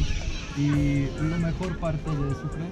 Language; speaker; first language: Spanish; non-native, fluent; Polish